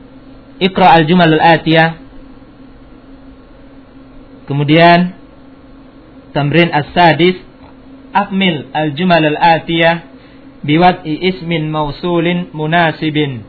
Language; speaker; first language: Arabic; non-native, fluent; Indonesian